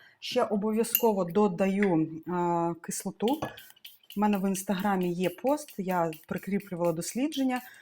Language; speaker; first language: Ukrainian; non-native, local second language; Russian